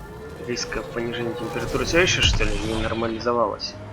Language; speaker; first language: Russian; native; Russian